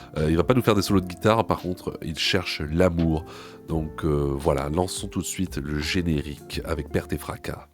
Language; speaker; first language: French; native; French